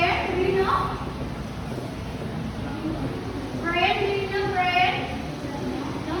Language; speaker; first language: English; non-native, learner; Indonesian